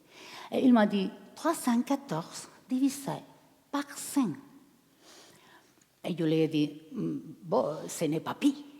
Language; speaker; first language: French; non-native, learner; Spanish